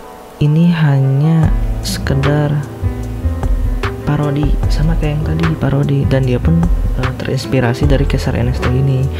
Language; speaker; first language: Indonesian; native; Indonesian